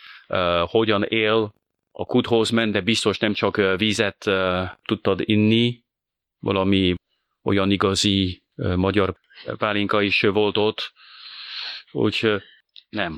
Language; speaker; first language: Hungarian; non-native, fluent; French